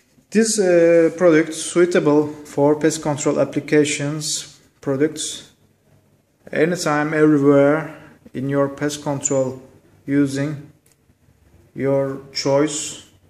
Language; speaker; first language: English; non-native, learner; Turkish